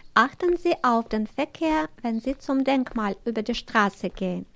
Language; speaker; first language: German; non-native, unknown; Russian